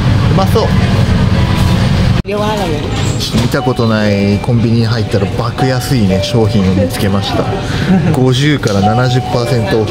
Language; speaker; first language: Japanese; native; Japanese